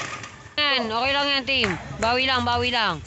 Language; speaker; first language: Filipino; native; Filipino